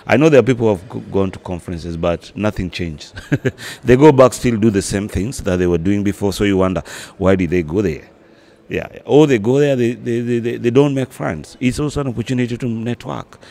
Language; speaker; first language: English; non-native, local second language; Luo (Kenya and Tanzania)